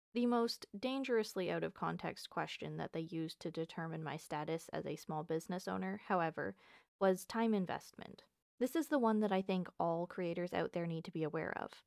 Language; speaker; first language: English; native; English